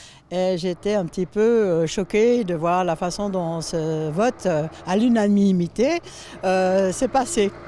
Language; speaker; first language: French; native; French